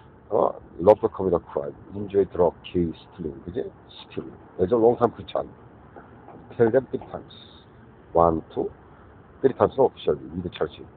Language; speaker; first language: English; non-native, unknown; Korean